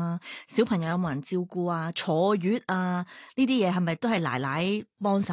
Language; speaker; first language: Cantonese; native; Cantonese